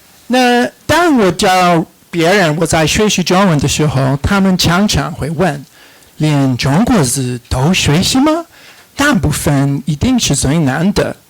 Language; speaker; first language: Chinese; non-native, fluent; English